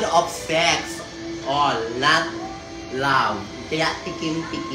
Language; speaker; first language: English; non-native, local second language; Filipino